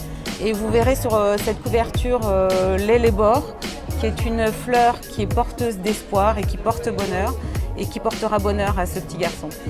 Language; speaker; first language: French; native; French